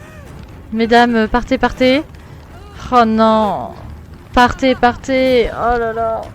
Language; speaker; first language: French; native; French